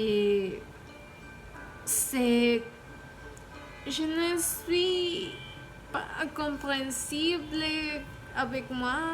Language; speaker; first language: French; non-native, learner; Spanish